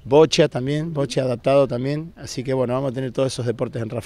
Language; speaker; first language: Spanish; native; Spanish